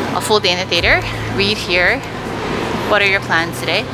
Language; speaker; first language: English; native; English